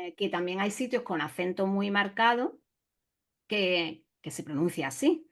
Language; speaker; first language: Spanish; native; Spanish